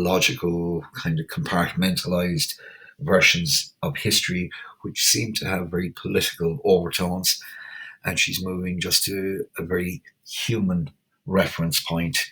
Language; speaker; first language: English; native; English